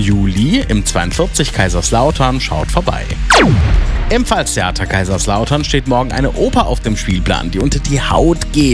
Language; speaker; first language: German; native; German